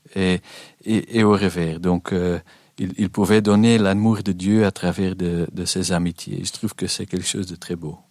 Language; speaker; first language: French; non-native, local second language; Dutch